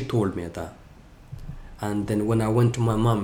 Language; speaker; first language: English; early bilingual, other home language; Persian